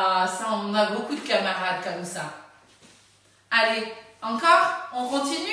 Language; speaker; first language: French; native; French